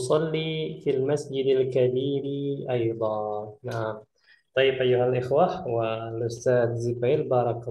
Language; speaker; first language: Arabic; non-native, fluent; Indonesian